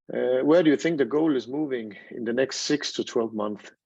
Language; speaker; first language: English; non-native, fluent; Danish